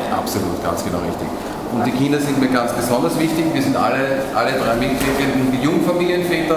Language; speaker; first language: German; native; German